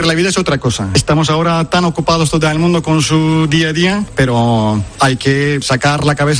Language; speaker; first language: Spanish; non-native, fluent; Turkish